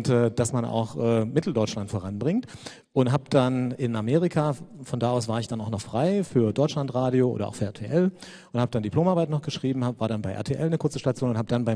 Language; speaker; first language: German; native; German